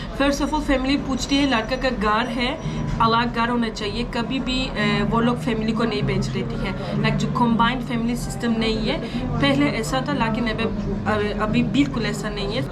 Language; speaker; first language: Urdu; non-native, fluent; Turkish